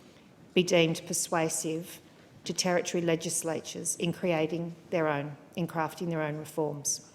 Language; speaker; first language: English; native; English